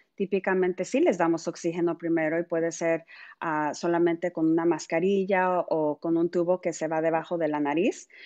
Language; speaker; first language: Spanish; early bilingual, heritage; Spanish